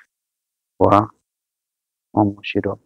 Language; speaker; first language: Japanese; non-native, learner; Spanish